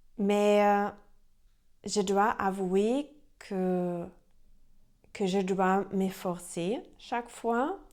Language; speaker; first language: French; non-native, learner; German